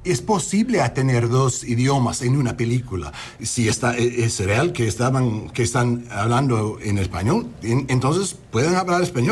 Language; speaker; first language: Spanish; non-native, learner; English